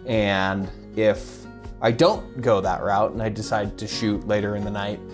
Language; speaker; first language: English; native; English